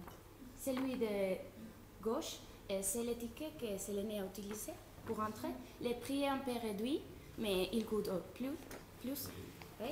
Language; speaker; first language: French; non-native, fluent; Spanish